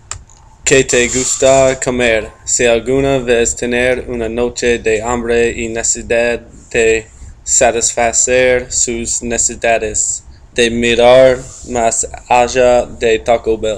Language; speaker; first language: Spanish; non-native, learner; English